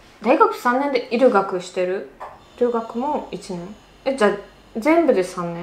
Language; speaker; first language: Japanese; non-native, fluent; Russian